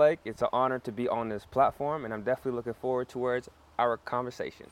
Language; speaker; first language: English; non-native, fluent; French